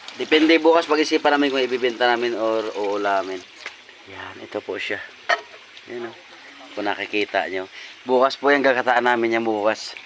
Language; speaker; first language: Filipino; non-native, local second language; Cebuano